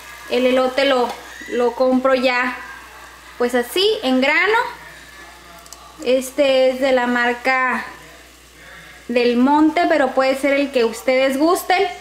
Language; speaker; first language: Spanish; native; Spanish